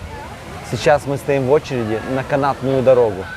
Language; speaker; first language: Russian; native; Russian